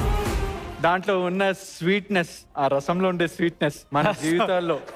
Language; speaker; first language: Telugu; native; Telugu